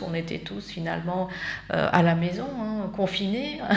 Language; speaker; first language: French; native; French